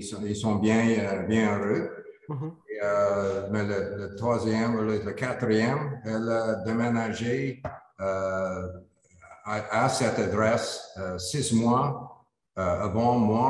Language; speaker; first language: French; non-native, learner; English